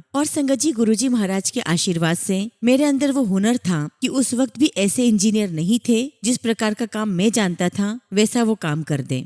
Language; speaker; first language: Hindi; native; Hindi